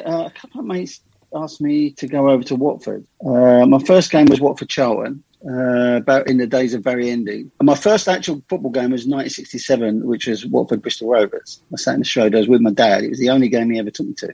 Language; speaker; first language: English; native; English